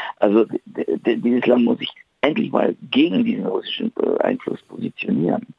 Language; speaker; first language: German; non-native, fluent; Bulgarian